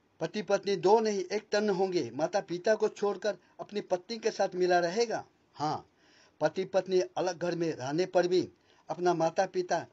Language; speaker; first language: Hindi; non-native, local second language; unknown